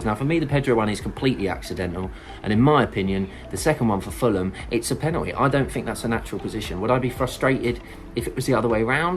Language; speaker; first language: English; native; English